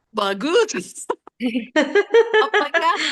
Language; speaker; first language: Indonesian; non-native, learner; Turkish